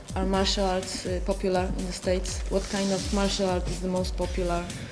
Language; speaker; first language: English; non-native, fluent; Polish